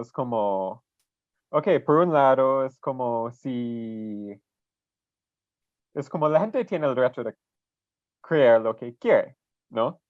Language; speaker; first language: Spanish; non-native, fluent; English